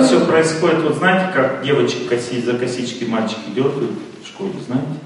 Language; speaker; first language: Russian; native; Russian